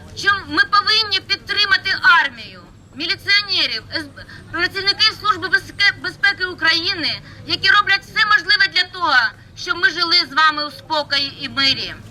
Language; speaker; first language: Ukrainian; native; Ukrainian